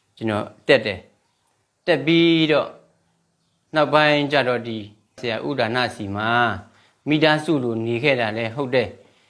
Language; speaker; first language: Burmese; non-native, local second language; Shan